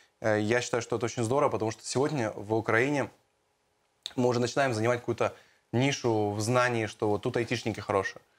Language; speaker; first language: Russian; native; Russian